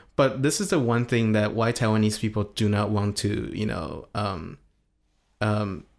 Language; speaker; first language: English; non-native, fluent; Chinese